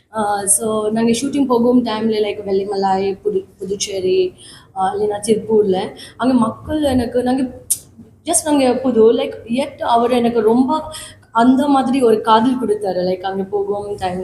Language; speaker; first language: Tamil; non-native, learner; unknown